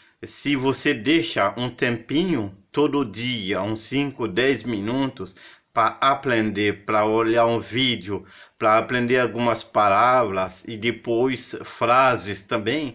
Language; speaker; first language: Portuguese; non-native, fluent; Haitian Creole